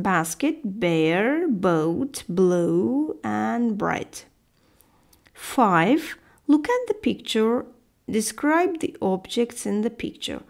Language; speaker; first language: English; non-native, fluent; Azerbaijani